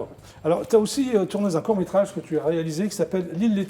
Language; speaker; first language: French; native; French